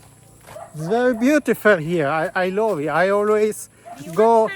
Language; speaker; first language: English; non-native, learner; French